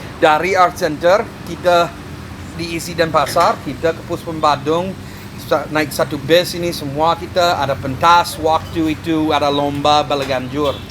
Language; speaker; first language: Indonesian; non-native, fluent; English